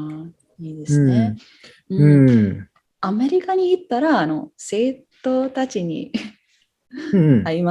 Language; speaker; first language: Japanese; non-native, fluent; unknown